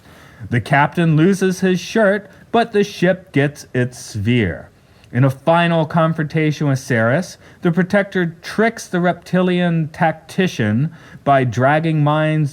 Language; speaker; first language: English; native; English